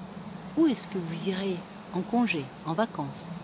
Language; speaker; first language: French; non-native, fluent; Russian